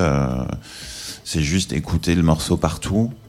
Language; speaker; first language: French; native; French